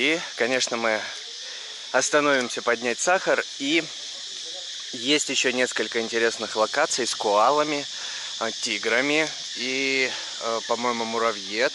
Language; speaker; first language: Russian; native; Russian